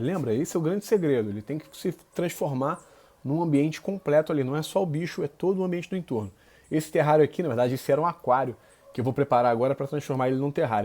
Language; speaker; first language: Portuguese; native; Portuguese